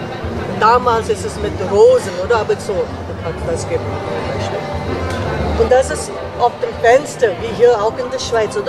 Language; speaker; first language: German; non-native, learner; Tibetan